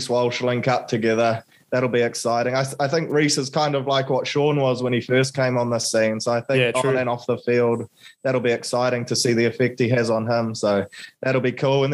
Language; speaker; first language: English; native; English